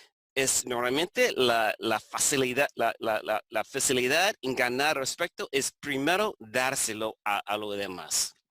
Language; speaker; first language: Spanish; non-native, fluent; English